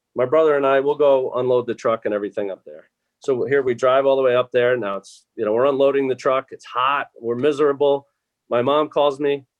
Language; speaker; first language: English; native; English